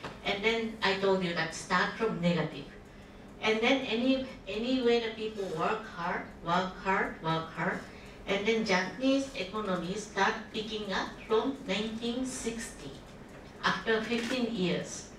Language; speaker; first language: English; non-native, local second language; Japanese